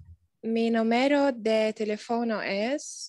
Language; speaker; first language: Spanish; non-native, learner; Arabic